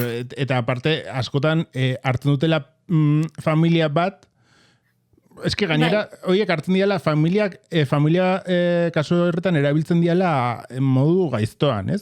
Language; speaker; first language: Basque; native; Basque